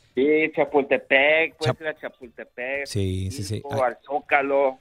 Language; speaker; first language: Spanish; native; Spanish